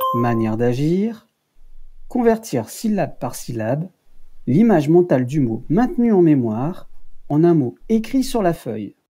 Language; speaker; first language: French; native; French